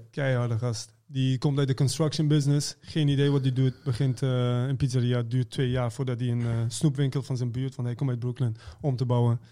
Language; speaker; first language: Dutch; early bilingual, other home language; Persian